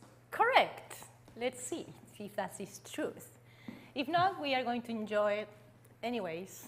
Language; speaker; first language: English; non-native, fluent; Spanish